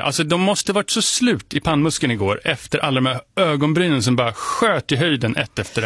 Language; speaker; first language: Swedish; native; Swedish